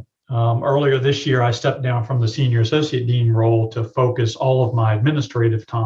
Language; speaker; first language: English; native; English